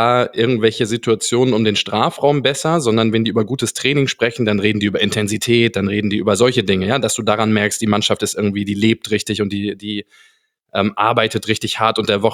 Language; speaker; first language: German; native; German